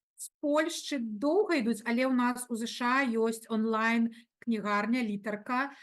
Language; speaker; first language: Belarusian; non-native, local second language; Russian